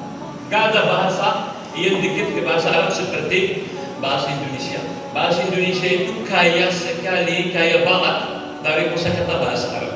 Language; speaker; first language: Indonesian; non-native, learner; Arabic